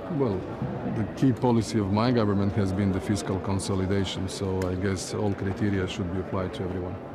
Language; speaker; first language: English; non-native, fluent; Croatian